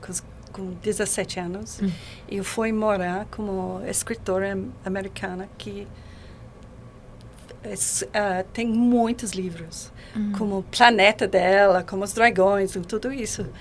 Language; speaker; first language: Portuguese; non-native, fluent; English